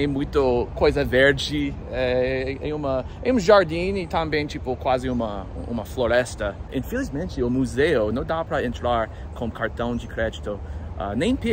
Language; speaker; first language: Portuguese; non-native, learner; English